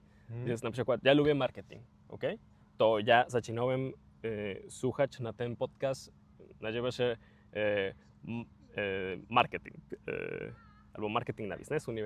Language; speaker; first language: Polish; non-native, learner; Spanish